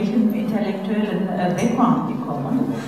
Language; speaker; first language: German; non-native, fluent; Turkish